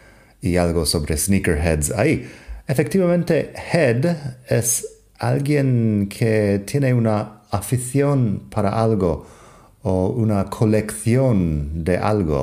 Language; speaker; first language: Spanish; non-native, fluent; English